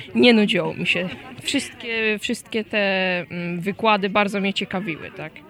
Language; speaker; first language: Polish; native; Polish